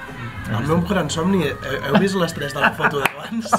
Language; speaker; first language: Spanish; native; Spanish